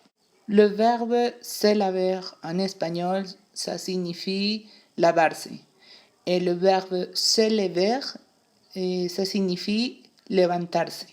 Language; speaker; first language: French; non-native, fluent; Spanish